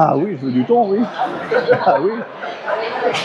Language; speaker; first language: French; native; French